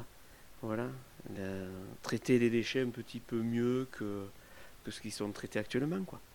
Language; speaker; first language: French; native; French